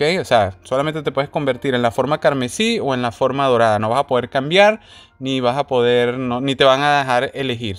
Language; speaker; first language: Spanish; native; Spanish